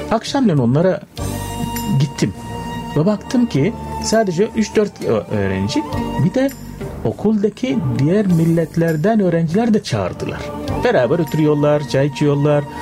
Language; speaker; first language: Turkish; non-native, fluent; Arabic